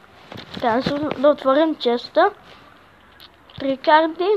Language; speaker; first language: Bulgarian; native; Bulgarian